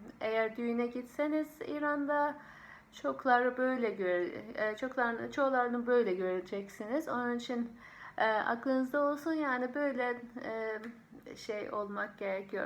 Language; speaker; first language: Turkish; non-native, fluent; Persian